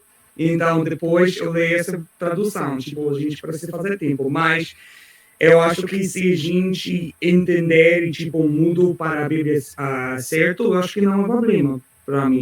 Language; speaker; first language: Portuguese; non-native, learner; English